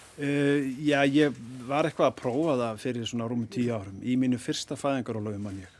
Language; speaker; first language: Icelandic; native; Icelandic